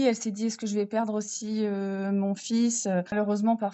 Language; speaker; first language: French; native; French